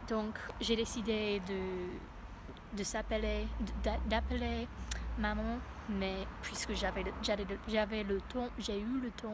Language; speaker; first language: French; non-native, learner; English